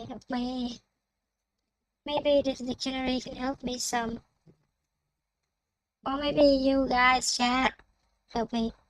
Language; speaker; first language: English; non-native, fluent; Thai